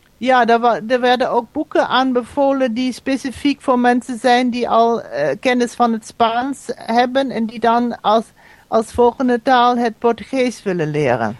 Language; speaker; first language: Dutch; non-native, fluent; German